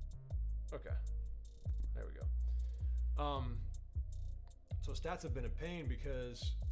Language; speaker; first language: English; native; English